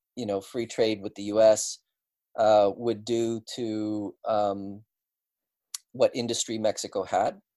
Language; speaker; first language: English; native; English